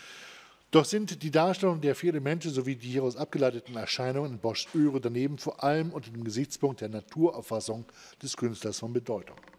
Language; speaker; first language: German; native; German